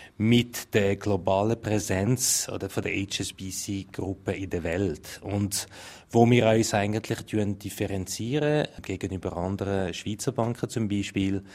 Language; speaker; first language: German; non-native, local second language; French